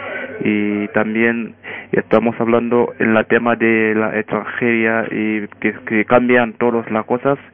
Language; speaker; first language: Spanish; non-native, learner; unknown